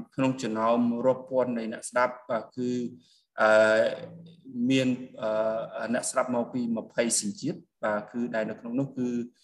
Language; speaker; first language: Khmer; native; Khmer